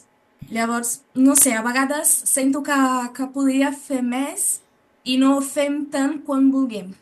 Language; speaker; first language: Catalan; non-native, learner; Portuguese